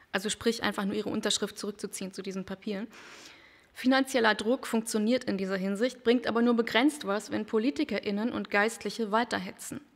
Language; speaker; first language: German; native; German